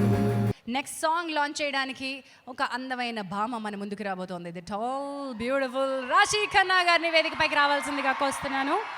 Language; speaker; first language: Telugu; native; Telugu